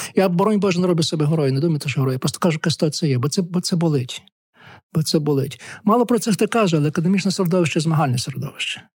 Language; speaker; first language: Ukrainian; native; Ukrainian